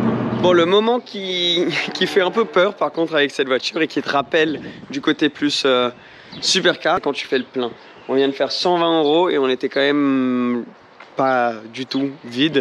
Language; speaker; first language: French; native; French